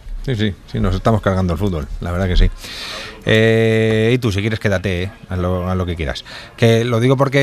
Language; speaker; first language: Spanish; native; Spanish